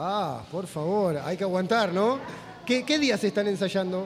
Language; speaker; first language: Spanish; native; Spanish